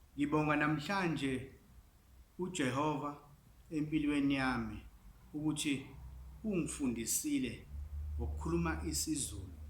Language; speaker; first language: Zulu; non-native, local second language; English